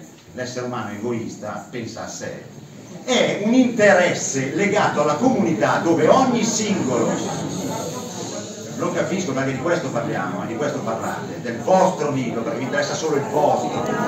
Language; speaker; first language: Italian; native; Italian